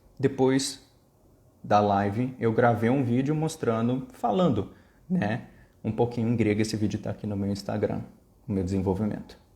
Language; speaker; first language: Portuguese; native; Portuguese